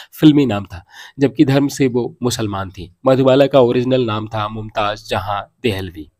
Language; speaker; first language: Hindi; native; Hindi